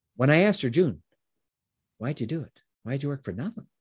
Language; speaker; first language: English; native; English